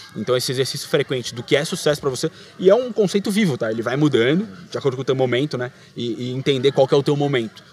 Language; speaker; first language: Portuguese; native; Portuguese